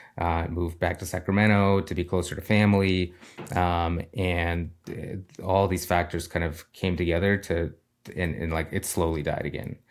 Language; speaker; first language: English; early bilingual, other home language; Russian